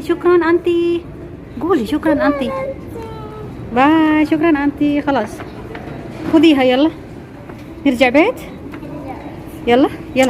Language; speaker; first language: Arabic; non-native, local second language; Indonesian